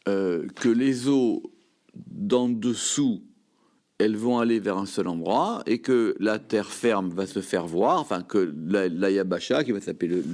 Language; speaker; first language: French; native; French